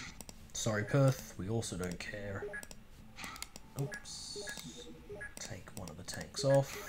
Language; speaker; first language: English; native; English